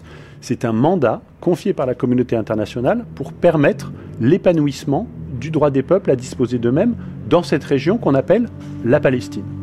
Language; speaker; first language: French; native; French